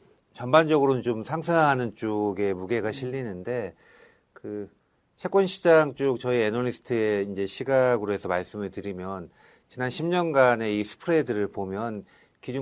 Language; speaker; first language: Korean; native; Korean